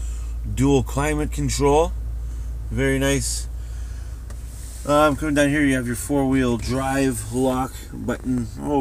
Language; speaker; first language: English; native; English